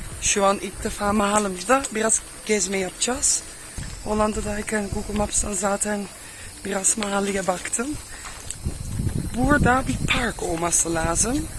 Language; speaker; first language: Turkish; non-native, fluent; Dutch